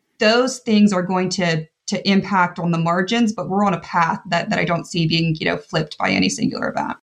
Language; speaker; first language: English; native; English